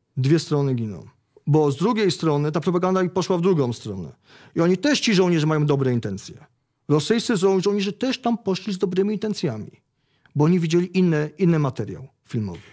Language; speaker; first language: Polish; native; Polish